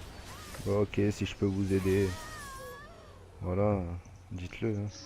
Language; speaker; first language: French; native; French